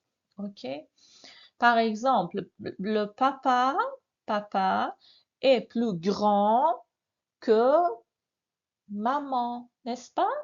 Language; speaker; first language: French; non-native, fluent; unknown